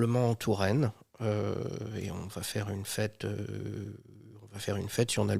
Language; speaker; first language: French; native; French